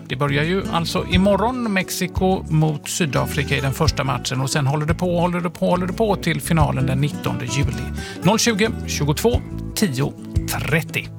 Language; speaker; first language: Swedish; native; Swedish